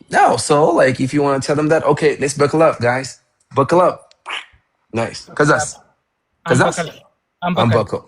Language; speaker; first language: English; non-native, fluent; Amharic